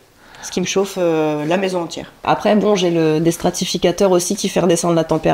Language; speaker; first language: French; native; French